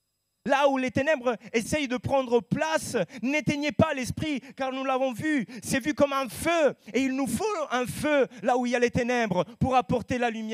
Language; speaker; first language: French; native; French